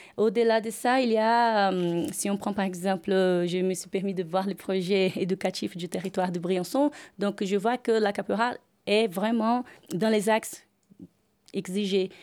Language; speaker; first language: French; non-native, fluent; Portuguese